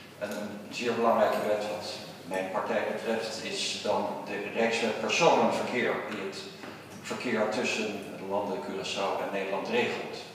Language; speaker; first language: Dutch; native; Dutch